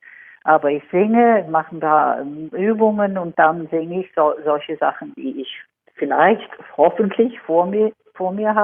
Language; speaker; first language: German; non-native, fluent; Swedish